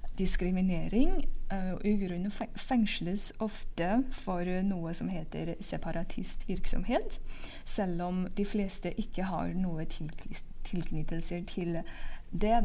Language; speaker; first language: Norwegian; non-native, fluent; Uyghur